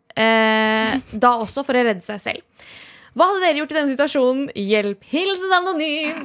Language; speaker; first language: Norwegian; early bilingual, other home language; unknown